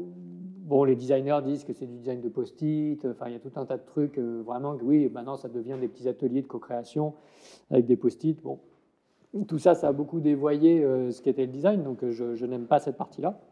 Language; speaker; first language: French; native; French